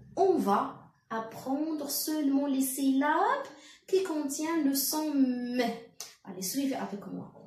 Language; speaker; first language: French; non-native, local second language; Arabic